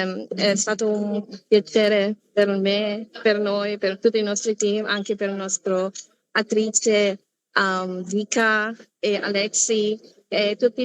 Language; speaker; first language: Italian; non-native, fluent; Filipino